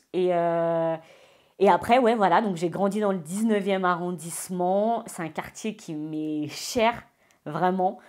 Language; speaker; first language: French; native; French